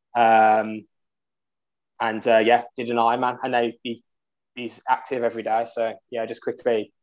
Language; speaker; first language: English; native; English